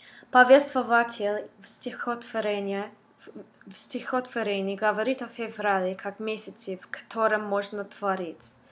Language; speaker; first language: Russian; non-native, learner; English